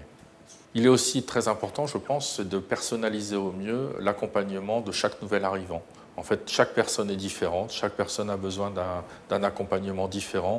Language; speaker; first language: French; native; French